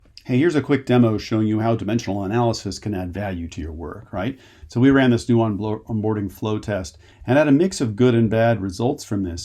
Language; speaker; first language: English; native; English